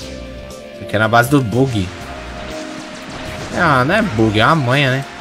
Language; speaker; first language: Portuguese; native; Portuguese